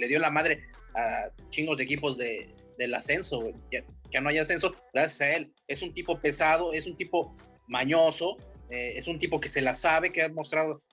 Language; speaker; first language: Spanish; native; Spanish